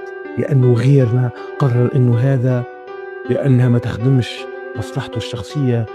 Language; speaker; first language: Arabic; native; Arabic